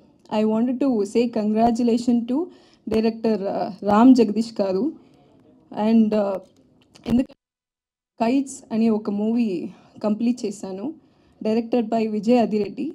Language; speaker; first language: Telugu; non-native, learner; Tamil